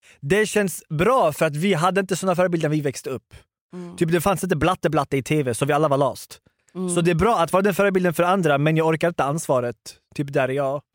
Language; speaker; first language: Swedish; early bilingual, other home language; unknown